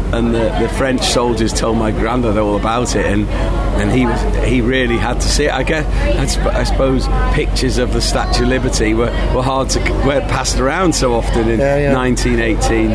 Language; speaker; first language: English; native; English